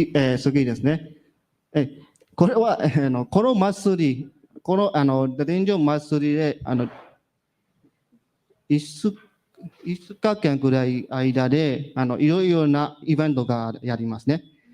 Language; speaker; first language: Japanese; non-native, learner; Burmese